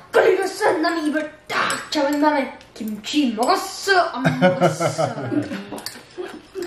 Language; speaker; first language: Korean; early bilingual, heritage; Korean